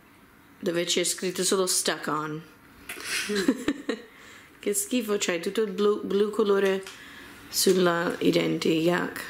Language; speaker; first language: Italian; early bilingual, heritage; Italian